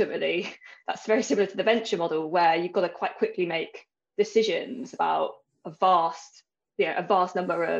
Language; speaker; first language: English; native; English